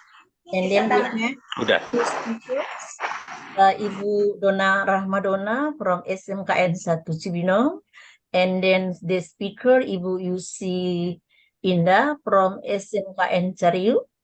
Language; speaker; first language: English; non-native, learner; Indonesian